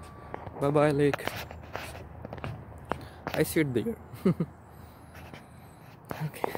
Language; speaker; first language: English; non-native, learner; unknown